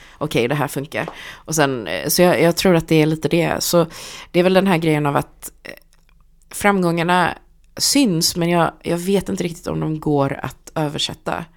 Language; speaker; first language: Swedish; early bilingual, other home language; Chinese